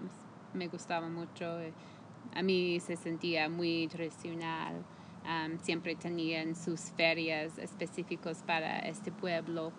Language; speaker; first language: Spanish; non-native, fluent; English